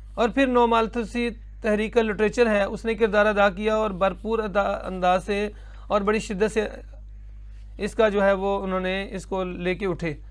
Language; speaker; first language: Urdu; non-native, local second language; Punjabi